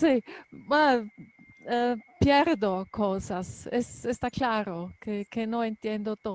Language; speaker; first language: Spanish; non-native, learner; German